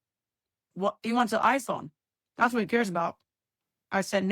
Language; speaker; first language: English; native; English